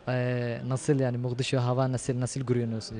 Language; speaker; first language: Turkish; non-native, learner; Somali